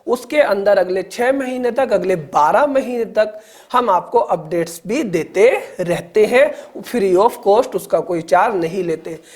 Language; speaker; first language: Hindi; native; Hindi